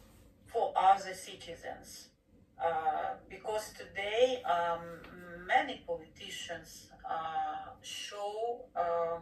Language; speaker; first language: English; non-native, fluent; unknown